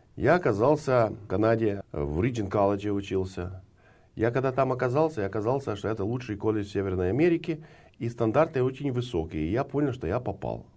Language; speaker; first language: Russian; non-native, local second language; Ukrainian